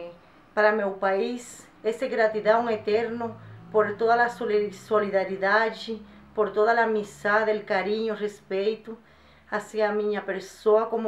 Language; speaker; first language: Portuguese; non-native, fluent; Spanish